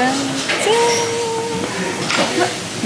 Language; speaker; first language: Japanese; native; Japanese